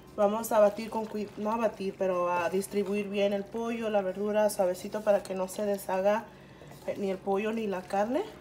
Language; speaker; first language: Spanish; early bilingual, heritage; Spanish